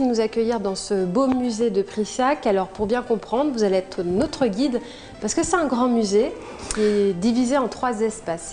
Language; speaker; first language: French; native; French